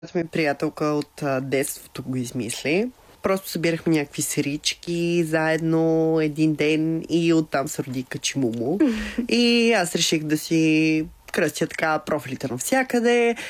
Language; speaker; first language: Bulgarian; native; Bulgarian